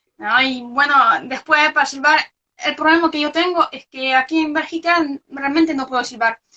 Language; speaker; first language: Spanish; non-native, fluent; French